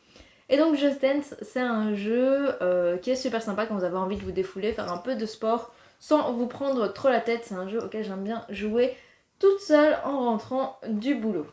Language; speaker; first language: French; native; French